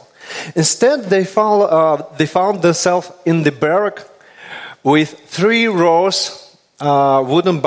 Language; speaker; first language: English; non-native, fluent; Russian